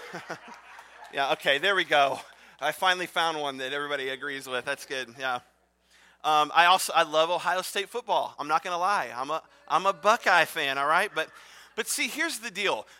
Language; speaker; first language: English; native; English